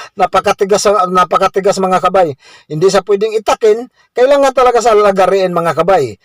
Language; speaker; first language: Filipino; non-native, local second language; Cebuano